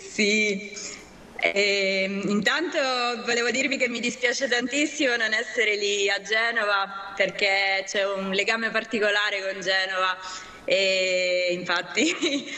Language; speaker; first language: Italian; native; Italian